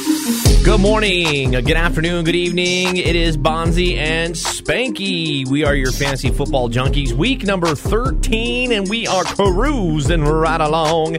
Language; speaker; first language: English; native; English